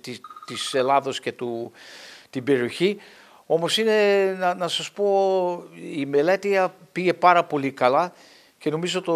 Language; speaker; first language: Greek; early bilingual, heritage; English